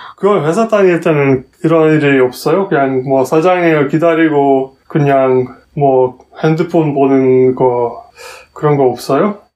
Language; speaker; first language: Korean; non-native, fluent; Hungarian